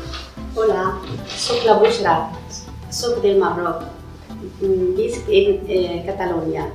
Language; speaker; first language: Catalan; non-native, learner; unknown